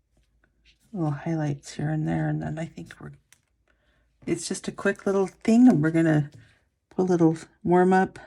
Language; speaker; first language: English; native; English